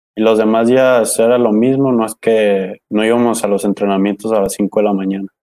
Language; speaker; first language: Spanish; native; Spanish